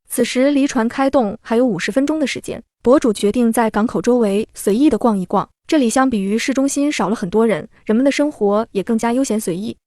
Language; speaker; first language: Chinese; native; Chinese